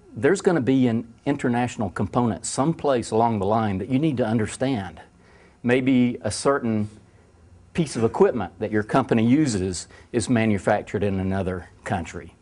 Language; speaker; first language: English; native; English